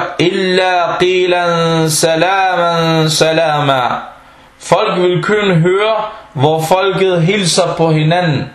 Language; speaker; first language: Danish; non-native, local second language; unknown